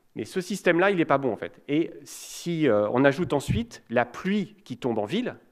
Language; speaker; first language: French; native; French